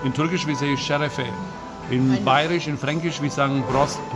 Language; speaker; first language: German; early bilingual, other home language; Turkish